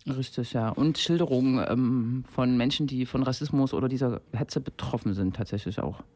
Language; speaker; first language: German; native; German